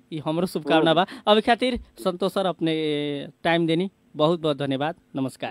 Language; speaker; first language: Bhojpuri; native; Bhojpuri